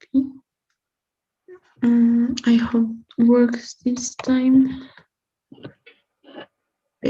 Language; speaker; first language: English; non-native, learner; Spanish